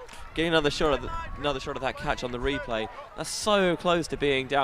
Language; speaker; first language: English; native; English